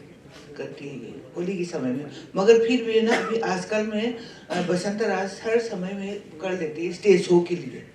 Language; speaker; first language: Hindi; non-native, local second language; Manipuri